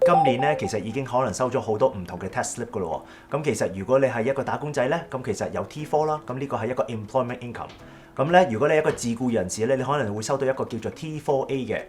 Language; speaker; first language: Cantonese; early bilingual, heritage; Cantonese